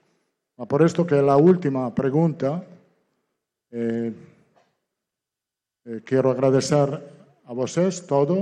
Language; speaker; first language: Portuguese; non-native, learner; Italian